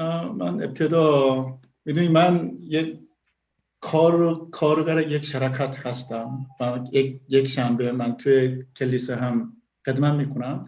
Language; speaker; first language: Persian; non-native, learner; Korean